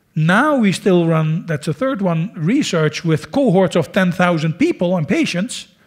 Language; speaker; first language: English; non-native, fluent; Dutch